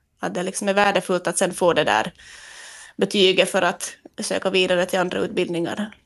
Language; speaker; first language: Swedish; native; Swedish